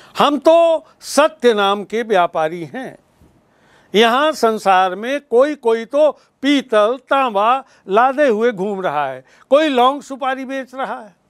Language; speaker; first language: Hindi; native; Hindi